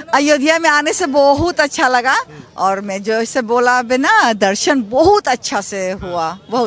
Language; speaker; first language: Hindi; early bilingual, heritage; Caribbean Hindustani